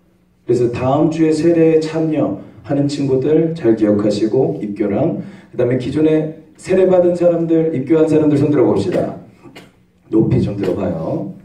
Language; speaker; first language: Korean; native; Korean